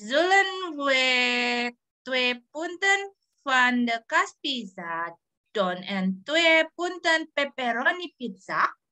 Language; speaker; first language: Dutch; non-native, learner; Indonesian